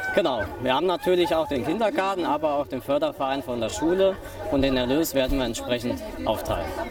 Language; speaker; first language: German; native; German